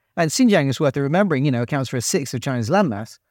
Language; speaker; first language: English; native; English